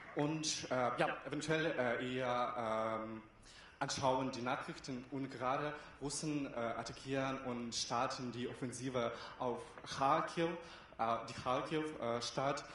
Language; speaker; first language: German; non-native, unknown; Ukrainian